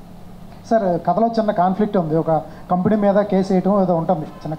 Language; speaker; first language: Telugu; native; Telugu